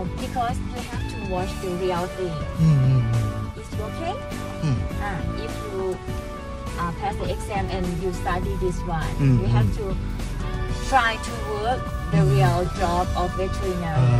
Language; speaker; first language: English; non-native, learner; Thai